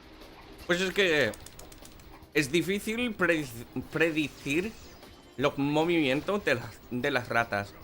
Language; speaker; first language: Spanish; non-native, fluent; English